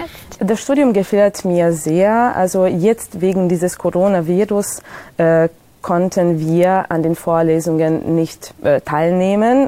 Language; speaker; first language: German; non-native, fluent; Hungarian